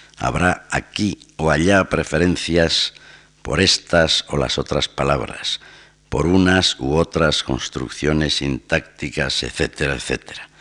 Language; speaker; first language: Spanish; native; Spanish